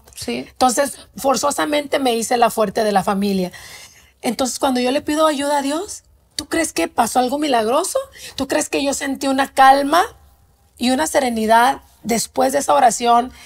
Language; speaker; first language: Spanish; native; Spanish